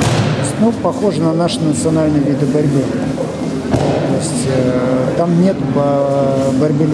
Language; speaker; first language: Russian; native; Russian